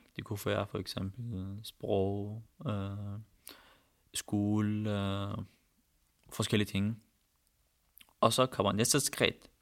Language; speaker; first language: Danish; non-native, fluent; Arabic